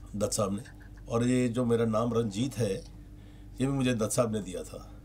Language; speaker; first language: Hindi; native; Hindi